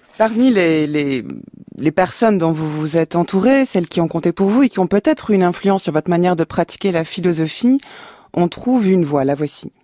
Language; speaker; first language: French; native; French